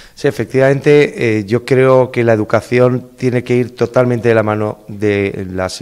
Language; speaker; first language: Spanish; native; Spanish